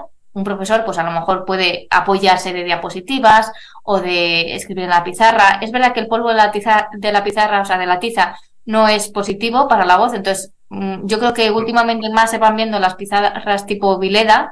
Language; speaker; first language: Spanish; native; Spanish